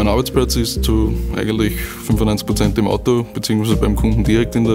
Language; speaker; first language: German; native; German